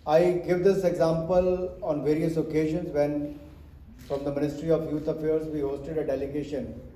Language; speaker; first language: English; non-native, local second language; Hindi